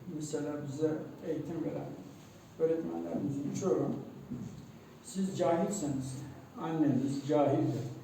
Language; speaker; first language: Turkish; non-native, local second language; Kurdish